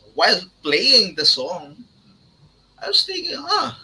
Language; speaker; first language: English; non-native, local second language; Filipino